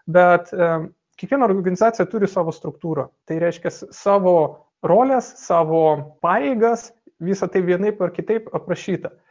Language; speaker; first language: Lithuanian; non-native, local second language; Russian